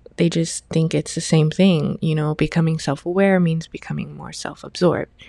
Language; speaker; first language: English; early bilingual, other home language; Chinese